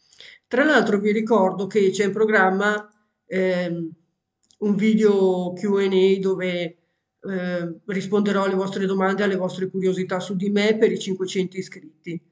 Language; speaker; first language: Italian; native; Italian